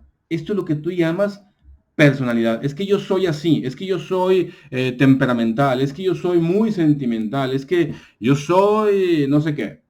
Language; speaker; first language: Spanish; native; Spanish